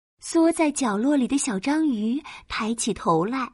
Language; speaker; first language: Chinese; native; Chinese